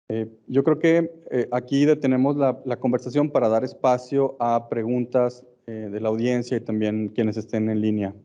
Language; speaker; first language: Spanish; native; Spanish